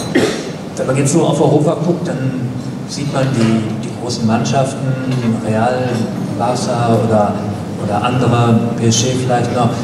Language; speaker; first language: German; native; German